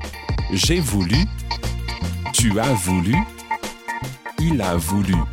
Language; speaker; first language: French; non-native, fluent; English